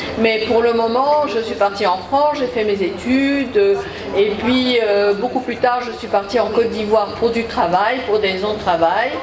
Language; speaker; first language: French; native; French